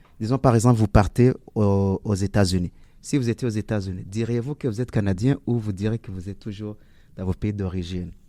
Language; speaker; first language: French; native; French